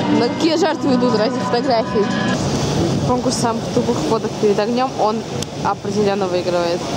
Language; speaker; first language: Russian; native; Russian